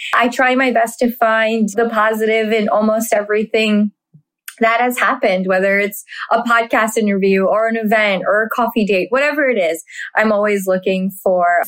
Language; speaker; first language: English; early bilingual, other home language; Hindi